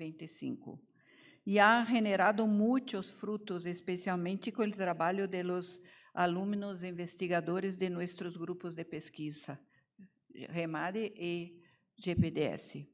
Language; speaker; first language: Spanish; non-native, learner; Portuguese